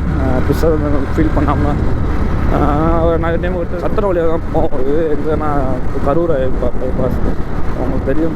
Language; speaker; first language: Tamil; native; Tamil